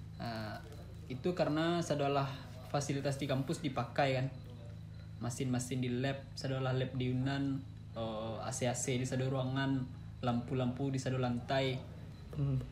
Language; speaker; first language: Indonesian; non-native, local second language; Minangkabau